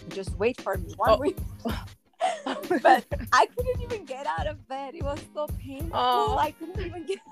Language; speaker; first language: English; early bilingual, other home language; Armenian